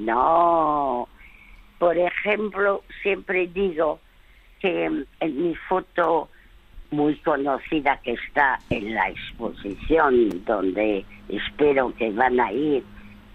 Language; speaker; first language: Spanish; early bilingual, other home language; French